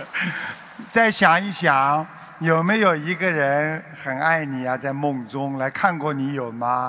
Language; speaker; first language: Chinese; native; Chinese